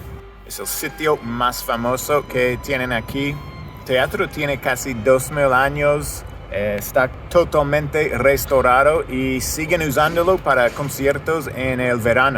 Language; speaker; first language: Spanish; non-native, fluent; English